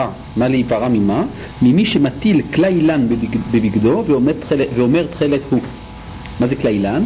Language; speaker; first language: Hebrew; native; Hebrew